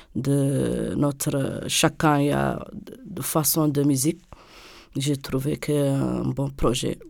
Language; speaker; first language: French; non-native, local second language; Arabic